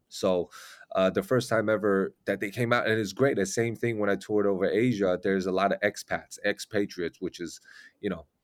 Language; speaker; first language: English; non-native, fluent; Chinese